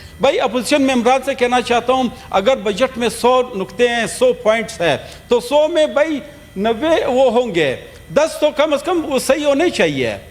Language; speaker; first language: Urdu; non-native, local second language; Pashto